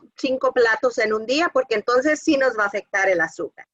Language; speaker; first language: Spanish; early bilingual, other home language; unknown